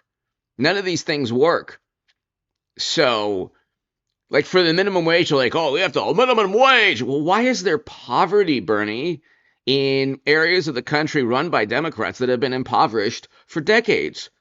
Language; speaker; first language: English; native; English